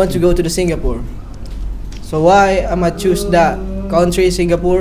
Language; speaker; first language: English; non-native, learner; Indonesian